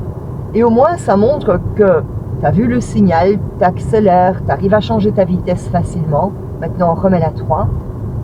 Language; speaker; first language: French; native; French